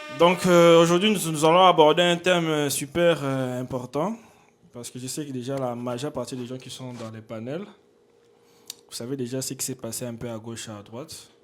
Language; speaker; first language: French; non-native, local second language; Lingala